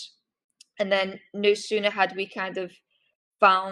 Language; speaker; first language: English; native; English